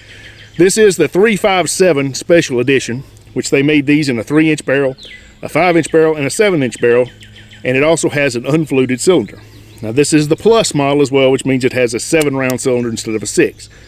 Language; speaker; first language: English; native; English